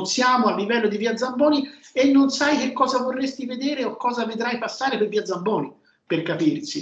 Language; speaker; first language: Italian; native; Italian